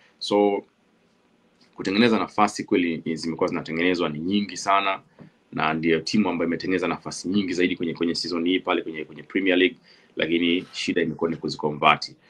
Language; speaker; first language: Swahili; native; Swahili